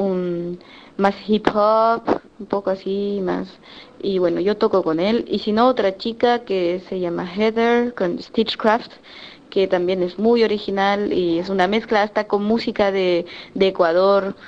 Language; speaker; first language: Spanish; non-native, fluent; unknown